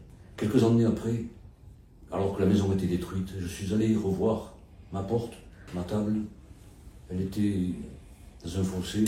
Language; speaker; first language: French; native; French